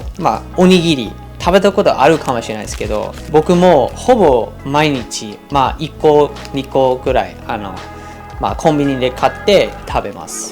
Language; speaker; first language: Japanese; non-native, fluent; English